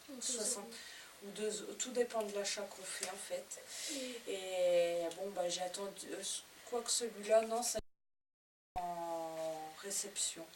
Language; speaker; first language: French; native; French